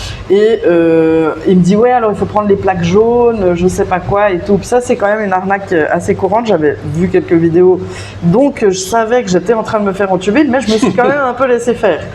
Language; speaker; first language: French; native; French